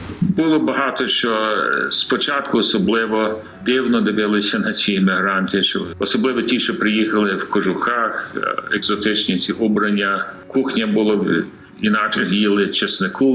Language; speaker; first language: Ukrainian; early bilingual, heritage; English